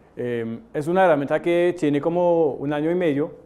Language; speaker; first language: Spanish; non-native, fluent; French